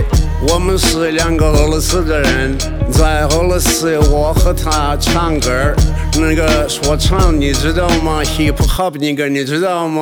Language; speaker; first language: Chinese; non-native, learner; Russian